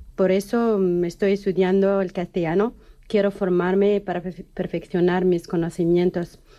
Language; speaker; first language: Spanish; non-native, fluent; Arabic